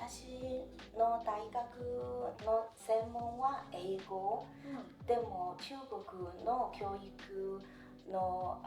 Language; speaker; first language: Japanese; non-native, fluent; Chinese